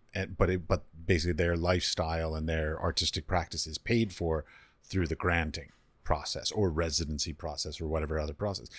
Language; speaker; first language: English; native; English